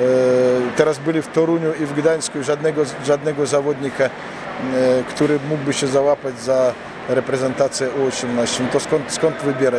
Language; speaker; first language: Polish; non-native, fluent; Russian